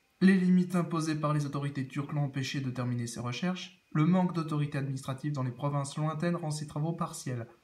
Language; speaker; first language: French; native; French